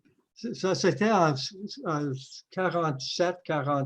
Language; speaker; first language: French; non-native, fluent; English